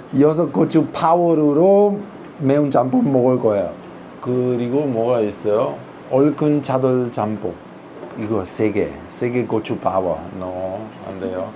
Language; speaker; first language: Korean; non-native, fluent; Italian